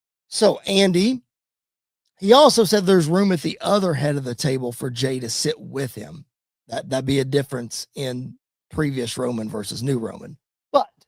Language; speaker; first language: English; native; English